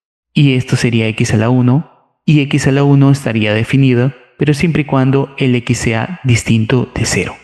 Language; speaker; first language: Spanish; native; Spanish